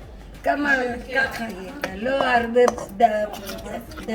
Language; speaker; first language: Hebrew; non-native, learner; Marathi